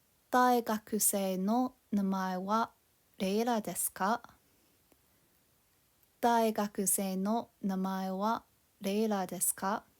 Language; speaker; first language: Japanese; non-native, fluent; English